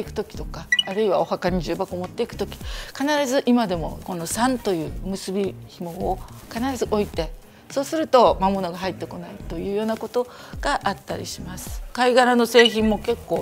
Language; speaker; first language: Japanese; native; Japanese